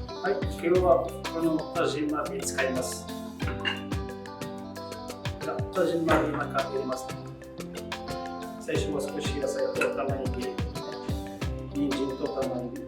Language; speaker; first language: Japanese; non-native, learner; Arabic